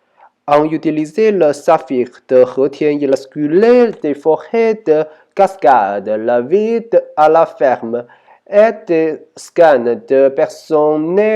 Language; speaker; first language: French; non-native, learner; Chinese